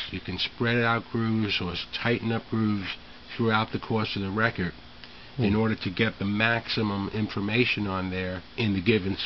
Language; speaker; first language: English; native; English